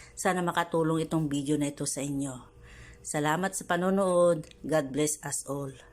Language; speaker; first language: Filipino; non-native, local second language; Iloko